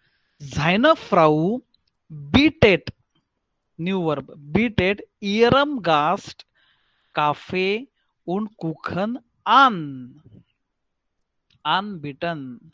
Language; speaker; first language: German; non-native, fluent; Marathi